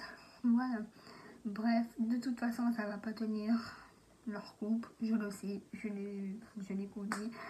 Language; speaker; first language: French; native; French